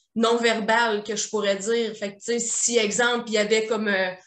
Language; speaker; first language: French; native; French